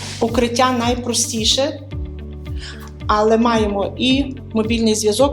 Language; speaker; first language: Ukrainian; native; Ukrainian